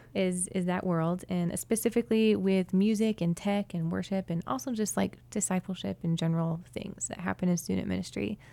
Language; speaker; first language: English; native; English